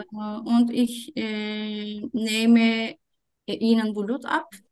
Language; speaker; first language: German; non-native, fluent; Turkish